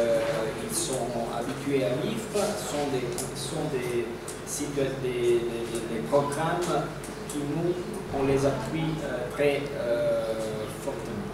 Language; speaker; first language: French; non-native, fluent; Italian